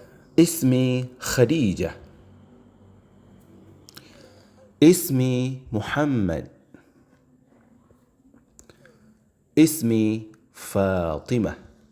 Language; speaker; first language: Arabic; non-native, fluent; Indonesian